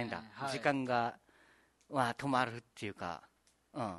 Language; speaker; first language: Japanese; native; Japanese